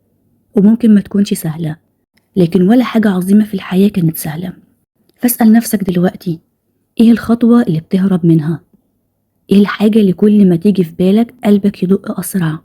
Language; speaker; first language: Arabic; native; Arabic